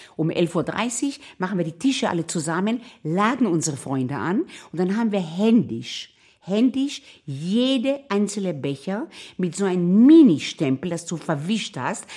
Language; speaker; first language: German; non-native, fluent; Hebrew